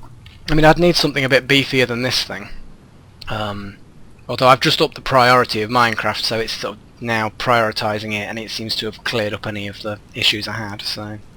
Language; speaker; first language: English; native; English